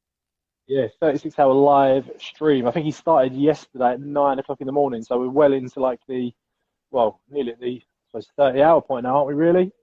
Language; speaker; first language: English; native; English